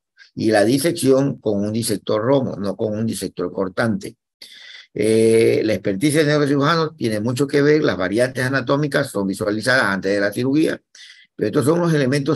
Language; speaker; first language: Spanish; native; Spanish